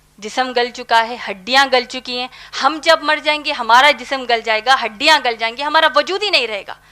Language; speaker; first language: Urdu; native; Urdu